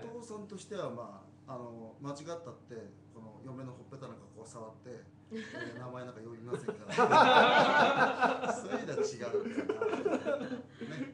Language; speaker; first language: Japanese; native; Japanese